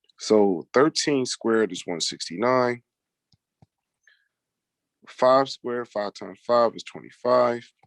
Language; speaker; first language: English; native; English